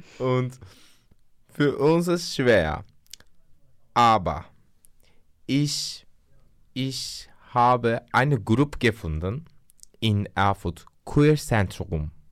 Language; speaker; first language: German; non-native, learner; Turkish